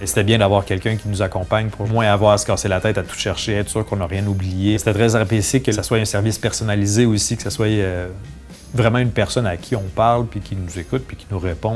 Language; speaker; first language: French; native; French